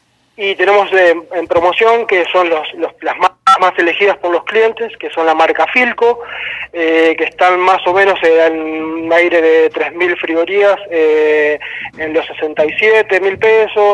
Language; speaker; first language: Spanish; native; Spanish